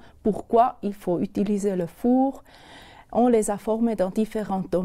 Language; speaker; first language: French; non-native, local second language; German